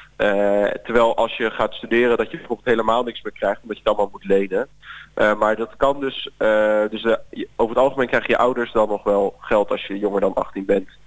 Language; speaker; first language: Dutch; native; Dutch